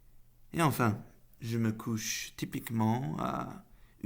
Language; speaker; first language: French; non-native, fluent; Faroese